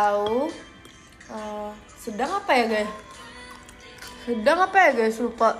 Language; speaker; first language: Indonesian; native; Indonesian